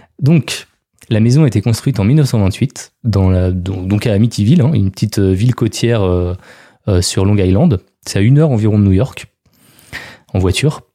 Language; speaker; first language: French; native; French